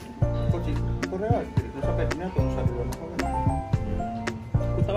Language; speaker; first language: Japanese; non-native, fluent; Indonesian